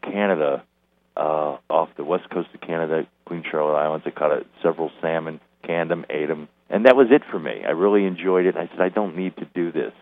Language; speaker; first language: English; native; English